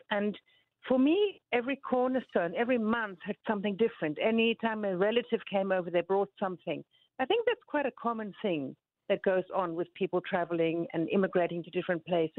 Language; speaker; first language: English; native; English